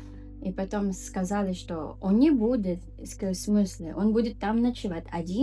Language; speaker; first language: Russian; non-native, fluent; Filipino